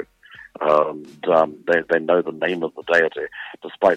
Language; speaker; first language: English; native; English